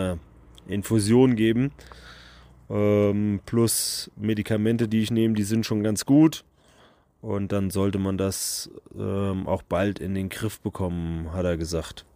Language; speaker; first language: German; native; German